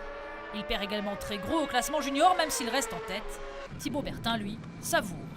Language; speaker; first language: French; native; French